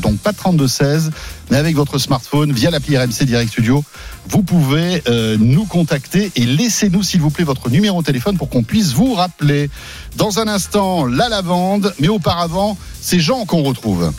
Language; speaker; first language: French; native; French